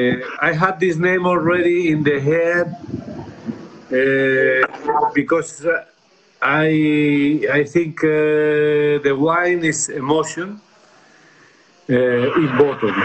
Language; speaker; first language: English; non-native, fluent; Spanish